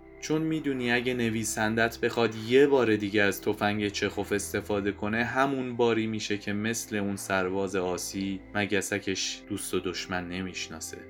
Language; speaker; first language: Persian; native; Persian